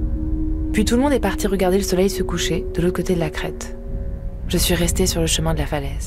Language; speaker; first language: French; native; French